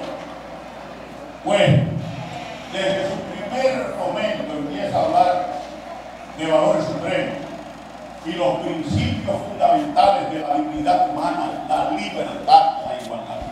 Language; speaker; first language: Spanish; native; Spanish